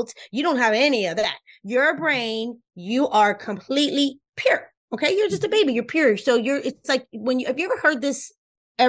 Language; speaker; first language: English; non-native, fluent; Spanish